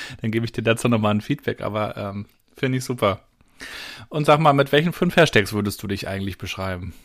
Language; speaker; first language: German; native; German